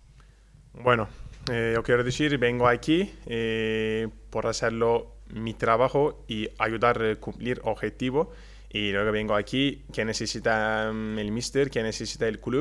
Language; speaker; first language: Spanish; non-native, learner; Turkish